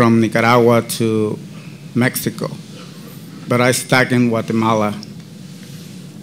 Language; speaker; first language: English; non-native, learner; Spanish